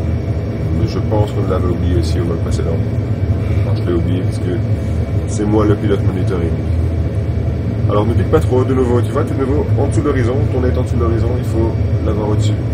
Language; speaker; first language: French; native; French